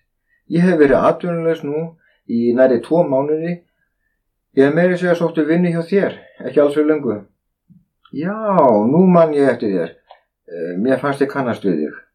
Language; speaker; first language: Icelandic; native; Icelandic